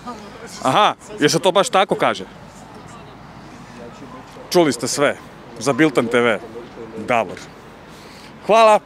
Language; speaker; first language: Croatian; native; Croatian